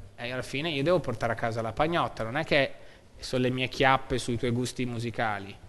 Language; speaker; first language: Italian; native; Italian